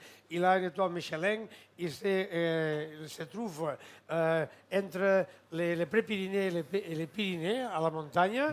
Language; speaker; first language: French; non-native, fluent; Catalan